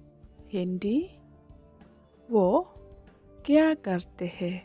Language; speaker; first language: Hindi; non-native, local second language; Khasi